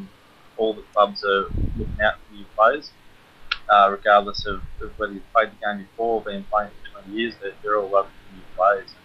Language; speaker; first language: English; native; English